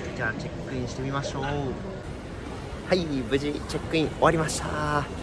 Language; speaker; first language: Japanese; native; Japanese